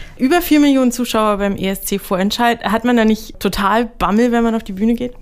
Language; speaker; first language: German; native; German